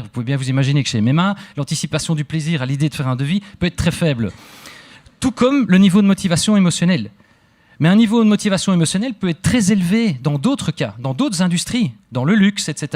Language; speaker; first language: French; native; French